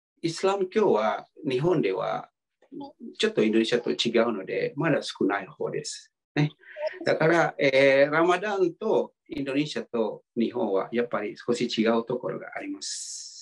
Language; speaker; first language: Japanese; non-native, fluent; Indonesian